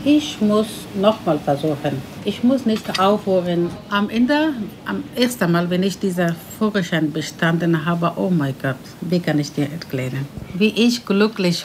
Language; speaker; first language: German; non-native, learner; Persian